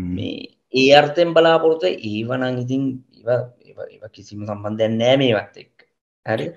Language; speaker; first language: Sinhala; native; Sinhala